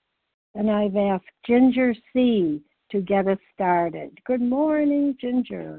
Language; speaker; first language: English; native; English